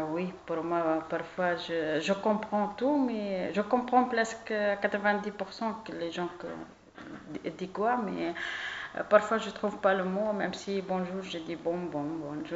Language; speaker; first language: French; non-native, learner; Arabic